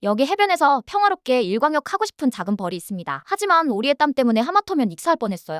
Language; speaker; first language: Korean; native; Korean